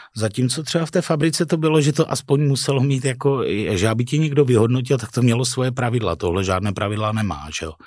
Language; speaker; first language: Czech; native; Czech